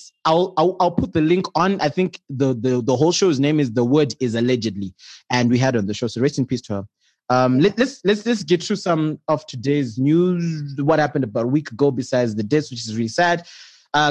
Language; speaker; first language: English; non-native, local second language; Shona